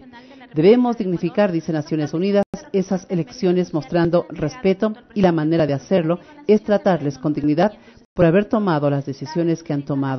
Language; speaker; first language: Spanish; native; Spanish